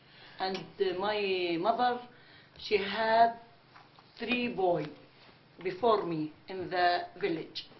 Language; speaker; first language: English; non-native, learner; Arabic